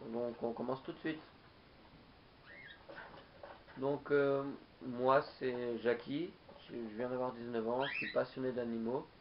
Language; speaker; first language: French; native; French